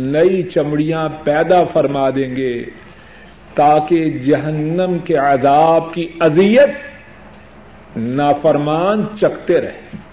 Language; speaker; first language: Urdu; non-native, local second language; Punjabi